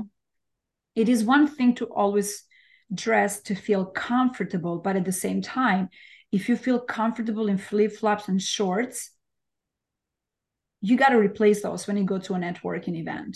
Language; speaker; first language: English; non-native, fluent; Albanian